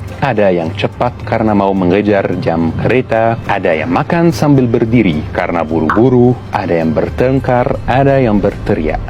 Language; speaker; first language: Indonesian; non-native, fluent; Arabic